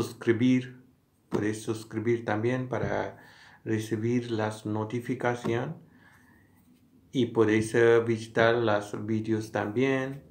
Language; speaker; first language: Spanish; non-native, learner; Hindi